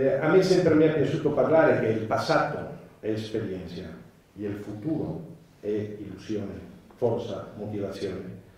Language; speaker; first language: Italian; non-native, fluent; Spanish